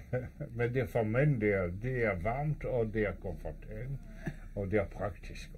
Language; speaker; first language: Danish; non-native, fluent; French